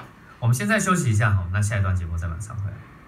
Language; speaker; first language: Chinese; native; Chinese